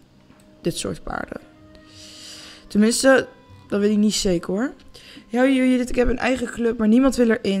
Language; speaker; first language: Dutch; native; Dutch